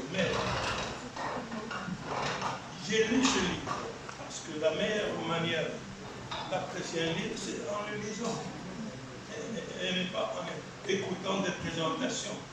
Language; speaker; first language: French; non-native, local second language; Arabic